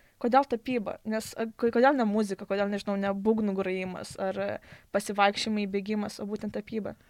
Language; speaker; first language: Lithuanian; native; Lithuanian